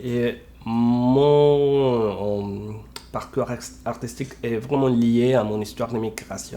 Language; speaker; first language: French; non-native, fluent; Spanish